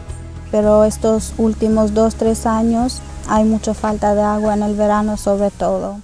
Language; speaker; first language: Spanish; non-native, learner; Albanian